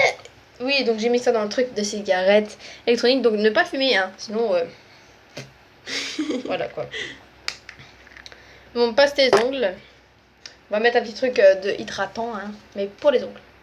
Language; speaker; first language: French; native; French